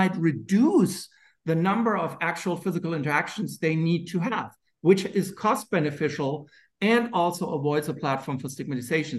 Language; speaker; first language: English; non-native, fluent; German